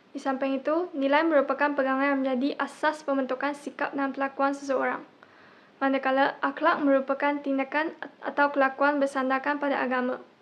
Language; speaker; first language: Malay; non-native, local second language; Chinese